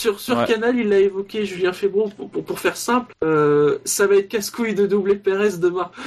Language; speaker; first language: French; native; French